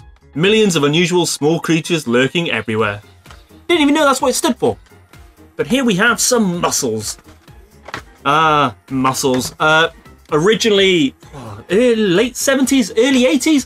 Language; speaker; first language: English; native; English